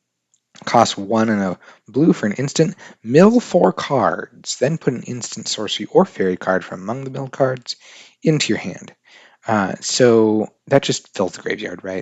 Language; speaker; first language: English; native; English